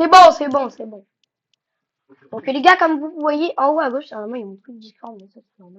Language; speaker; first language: French; native; French